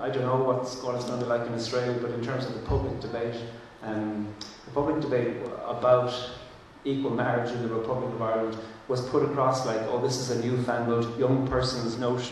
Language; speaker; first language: English; non-native, local second language; Irish